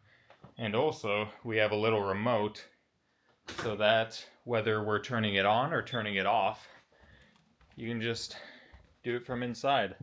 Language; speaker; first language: English; native; English